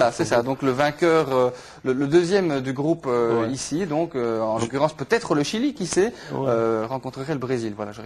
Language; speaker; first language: French; native; French